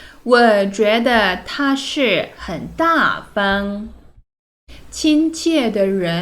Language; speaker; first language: Chinese; non-native, fluent; Korean